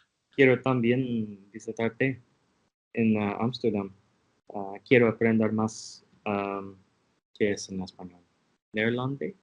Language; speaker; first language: Spanish; non-native, learner; English